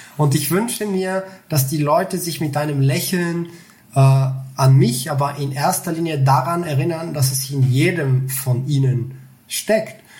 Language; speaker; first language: German; non-native, fluent; Bulgarian